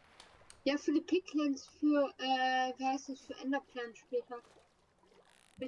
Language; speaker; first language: German; native; German